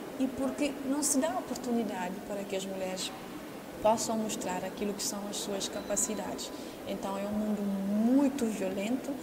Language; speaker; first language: Portuguese; non-native, local second language; Kabuverdianu